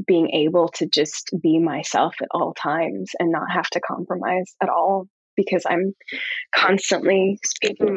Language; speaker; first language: English; native; English